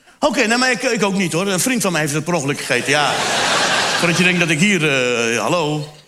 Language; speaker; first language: Dutch; early bilingual, other home language; Turkish